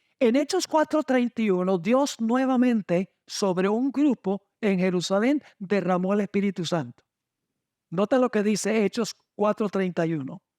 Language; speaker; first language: Spanish; non-native, fluent; English